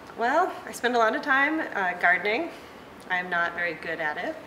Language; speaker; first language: English; native; English